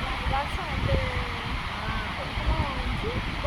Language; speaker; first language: French; non-native, learner; Portuguese